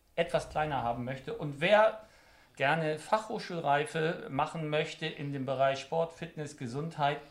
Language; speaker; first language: German; native; German